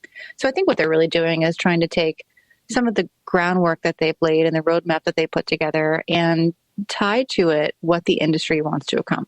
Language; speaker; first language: English; native; English